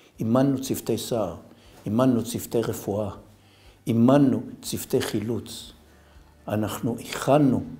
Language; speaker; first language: Hebrew; native; Hebrew